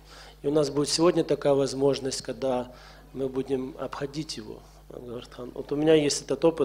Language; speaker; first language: Russian; native; Russian